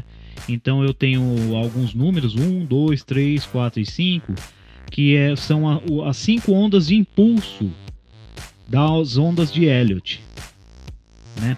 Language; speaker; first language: Portuguese; native; Portuguese